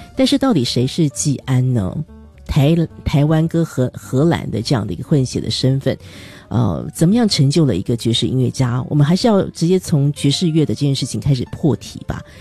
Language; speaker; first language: Chinese; native; Chinese